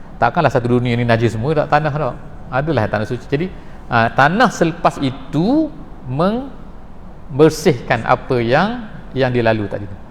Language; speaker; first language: Malay; native; Malay